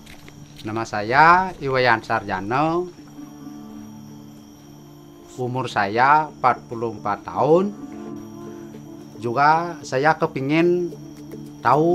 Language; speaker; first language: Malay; non-native, local second language; Balinese